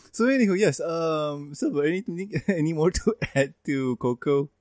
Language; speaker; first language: English; non-native, local second language; Malay